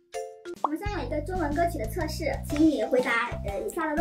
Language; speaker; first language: Chinese; native; Chinese